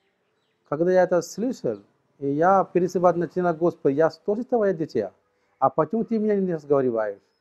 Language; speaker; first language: Russian; non-native, learner; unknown